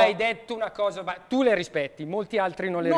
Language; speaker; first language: Italian; native; Italian